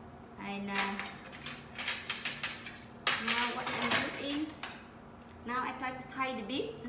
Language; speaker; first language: English; non-native, learner; Vietnamese